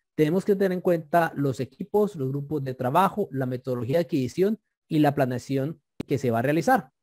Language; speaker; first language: Spanish; native; Spanish